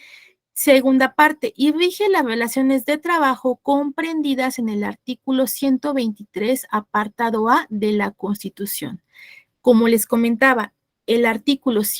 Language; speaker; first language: Spanish; native; Spanish